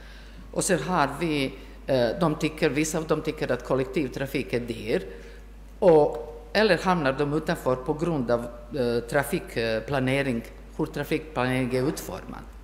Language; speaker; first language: Swedish; non-native, fluent; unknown